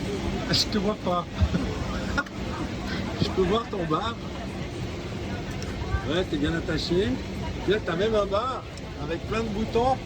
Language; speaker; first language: French; native; French